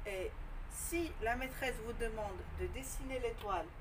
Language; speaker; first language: French; non-native, local second language; Arabic